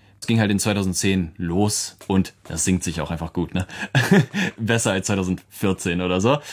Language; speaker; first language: German; native; German